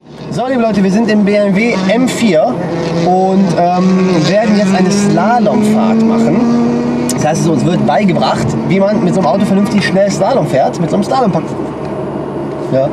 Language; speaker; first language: German; native; German